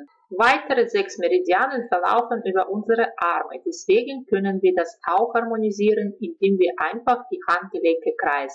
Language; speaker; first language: German; non-native, fluent; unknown